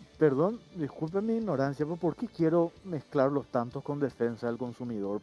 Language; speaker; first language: Spanish; native; Spanish